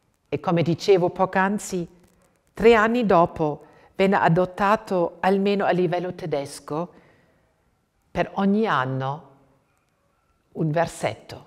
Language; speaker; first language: Italian; non-native, fluent; German